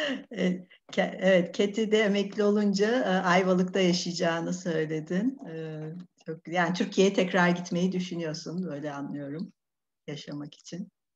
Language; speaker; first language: Turkish; native; Turkish